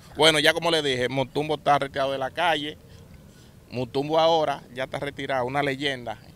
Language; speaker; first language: Spanish; native; Spanish